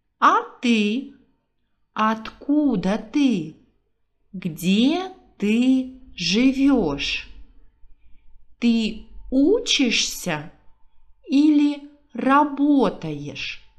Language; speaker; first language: Russian; non-native, fluent; Portuguese